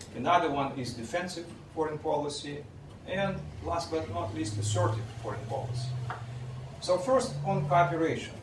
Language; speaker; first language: English; non-native, fluent; Russian